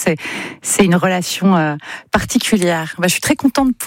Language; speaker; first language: French; native; French